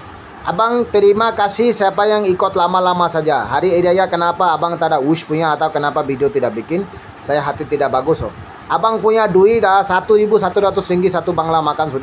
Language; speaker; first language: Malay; non-native, learner; Bangla